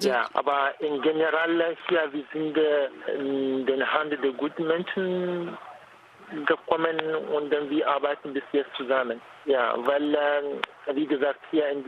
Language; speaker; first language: German; non-native, fluent; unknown